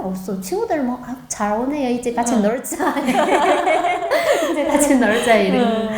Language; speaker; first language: Korean; non-native, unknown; Chinese